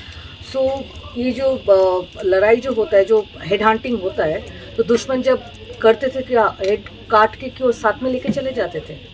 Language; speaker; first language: Hindi; native; Hindi